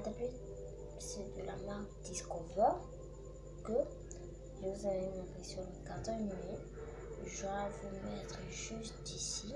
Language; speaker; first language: French; non-native, local second language; Lingala